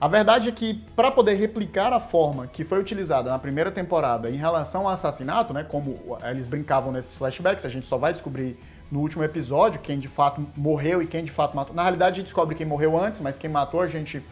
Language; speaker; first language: Portuguese; native; Portuguese